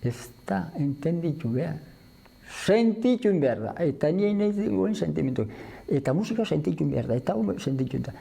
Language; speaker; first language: Basque; native; Basque